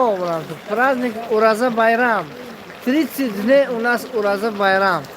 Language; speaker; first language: Russian; non-native, local second language; Tajik